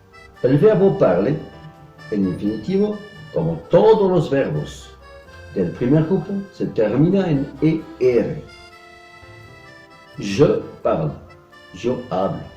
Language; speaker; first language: Spanish; non-native, fluent; French